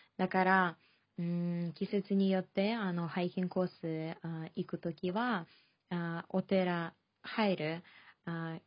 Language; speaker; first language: Japanese; non-native, fluent; Chinese